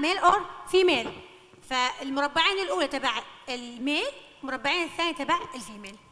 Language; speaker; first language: Arabic; native; Arabic